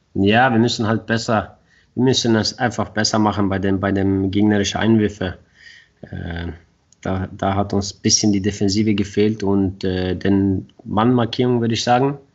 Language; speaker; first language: German; non-native, fluent; Swedish